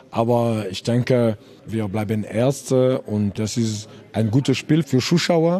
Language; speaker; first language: German; non-native, learner; French